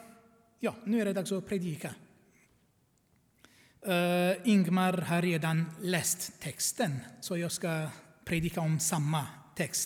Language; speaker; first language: Swedish; non-native, fluent; Armenian